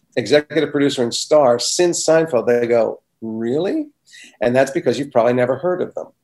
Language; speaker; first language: English; native; English